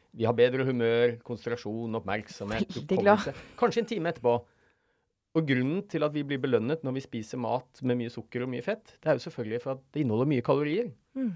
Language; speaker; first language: Norwegian; native; Norwegian